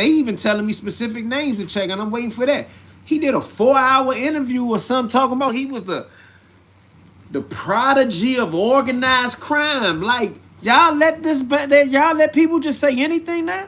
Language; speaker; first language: English; native; English